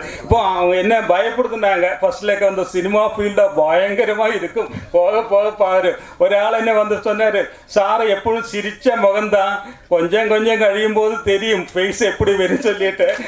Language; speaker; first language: Tamil; non-native, local second language; Malayalam